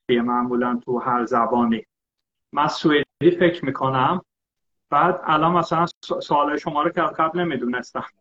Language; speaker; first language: Persian; early bilingual, heritage; Persian